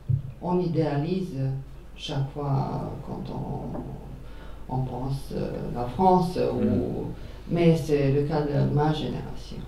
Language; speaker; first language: French; non-native, fluent; Serbian